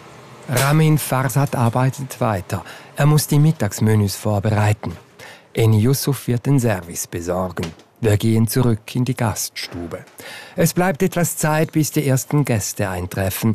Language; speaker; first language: German; native; German